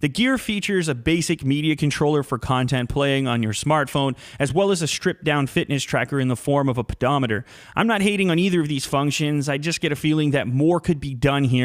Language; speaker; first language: English; native; English